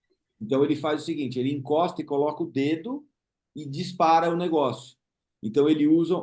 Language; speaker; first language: Portuguese; native; Portuguese